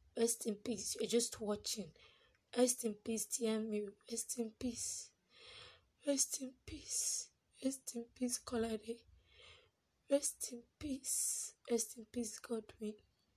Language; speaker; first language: English; non-native, local second language; Yoruba